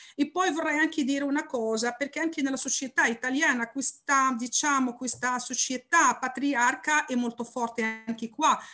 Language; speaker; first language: Italian; non-native, learner; Arabic